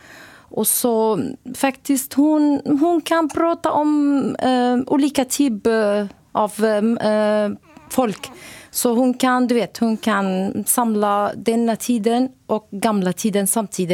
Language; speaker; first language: Swedish; non-native, learner; Arabic